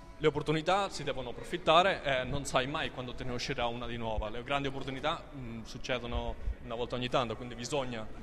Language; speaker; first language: Italian; non-native, fluent; Spanish